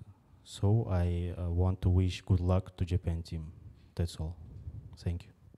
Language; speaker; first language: English; non-native, fluent; Uzbek